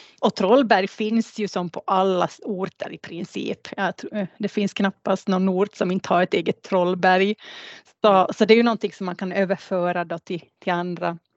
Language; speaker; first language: Swedish; native; Swedish